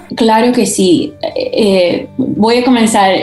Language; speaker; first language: Spanish; early bilingual, heritage; Spanish